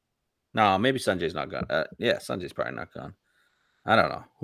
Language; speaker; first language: English; native; English